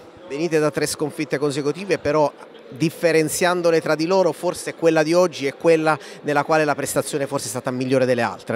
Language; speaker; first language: Italian; native; Italian